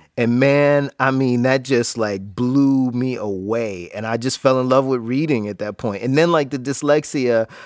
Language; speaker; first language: English; native; English